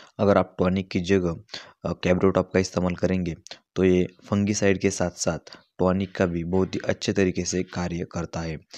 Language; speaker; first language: Hindi; non-native, local second language; Marathi